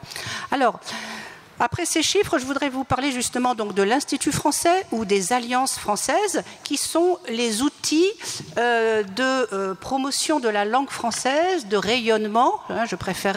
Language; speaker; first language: French; native; French